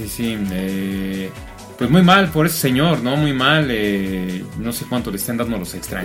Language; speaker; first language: Spanish; native; Spanish